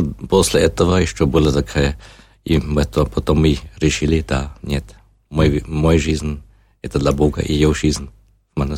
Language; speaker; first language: Russian; non-native, learner; German